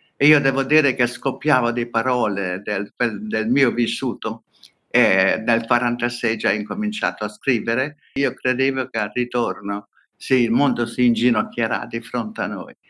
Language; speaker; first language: Italian; non-native, fluent; Hungarian